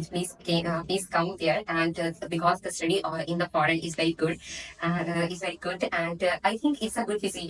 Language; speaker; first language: English; non-native, learner; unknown